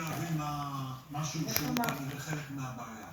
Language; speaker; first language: Hebrew; native; Hebrew